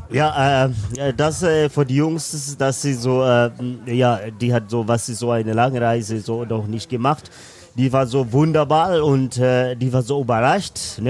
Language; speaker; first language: German; non-native, learner; Swahili